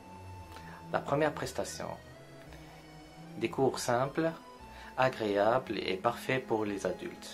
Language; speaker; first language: French; non-native, local second language; Arabic